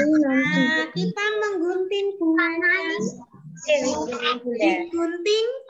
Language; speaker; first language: Indonesian; native; Indonesian